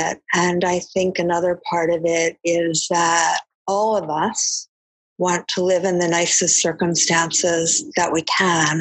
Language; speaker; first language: English; native; English